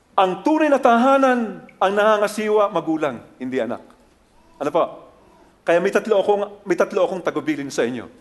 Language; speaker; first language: Filipino; native; Filipino